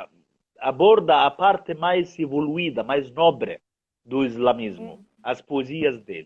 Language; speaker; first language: Portuguese; non-native, fluent; Arabic